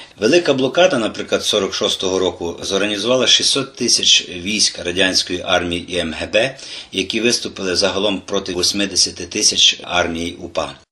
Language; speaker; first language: Ukrainian; native; Ukrainian